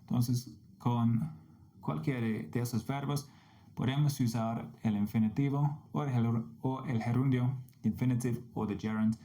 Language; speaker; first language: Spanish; non-native, fluent; English